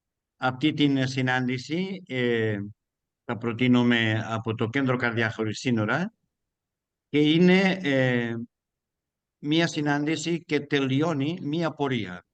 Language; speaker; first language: Greek; non-native, learner; Spanish